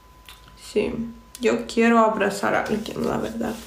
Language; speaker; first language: Spanish; non-native, fluent; Russian